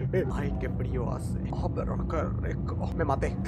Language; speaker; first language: Spanish; native; Spanish